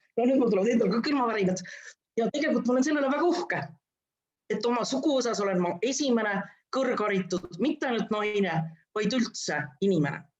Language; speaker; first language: Estonian; non-native, local second language; Russian